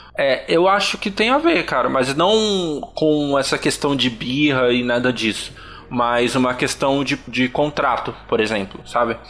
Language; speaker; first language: Portuguese; native; Portuguese